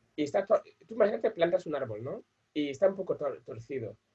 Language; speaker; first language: Spanish; non-native, fluent; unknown